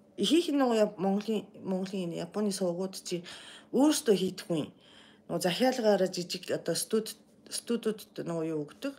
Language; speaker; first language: Mongolian; non-native, fluent; Japanese